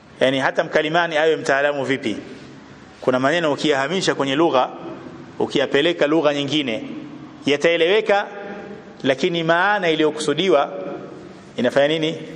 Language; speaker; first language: Swahili; native; Swahili